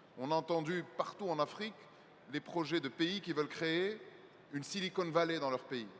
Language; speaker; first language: French; non-native, local second language; Arabic